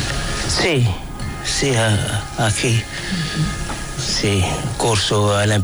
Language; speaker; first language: Spanish; non-native, learner; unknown